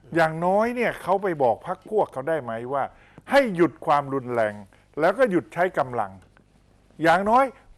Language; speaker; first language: Thai; native; Thai